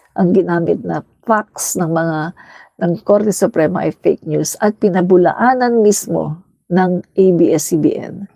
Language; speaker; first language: Filipino; native; Filipino